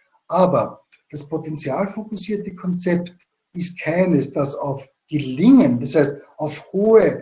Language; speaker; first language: German; native; German